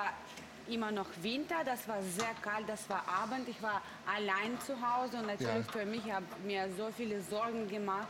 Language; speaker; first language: German; non-native, learner; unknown